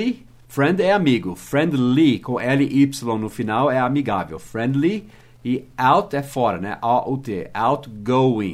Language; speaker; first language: Portuguese; non-native, fluent; English